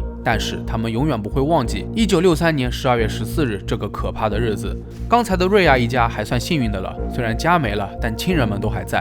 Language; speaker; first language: Chinese; native; Chinese